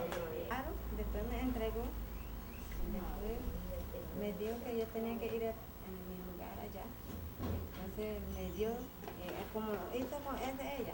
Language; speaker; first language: Spanish; non-native, local second language; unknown